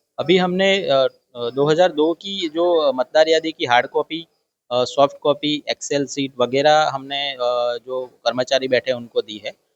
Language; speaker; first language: Hindi; non-native, local second language; Gujarati